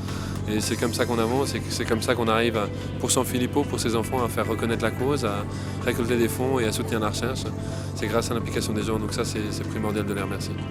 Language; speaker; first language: French; native; French